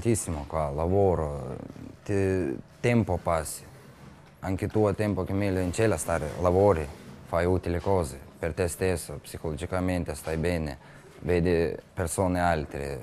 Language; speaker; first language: Italian; non-native, learner; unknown